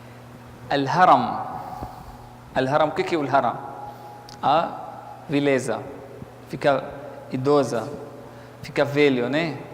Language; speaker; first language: Portuguese; non-native, fluent; Arabic